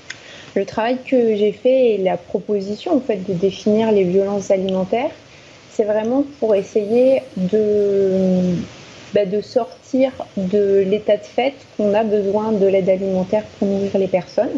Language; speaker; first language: French; native; French